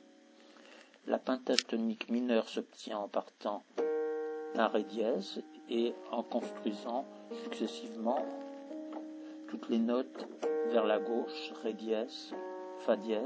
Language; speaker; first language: French; native; French